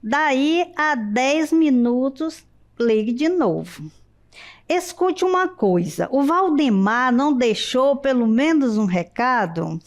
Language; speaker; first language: Portuguese; native; Portuguese